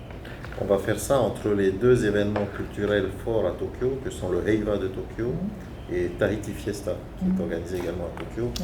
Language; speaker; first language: French; native; French